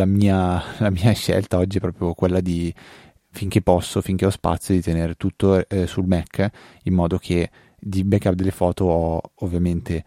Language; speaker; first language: Italian; native; Italian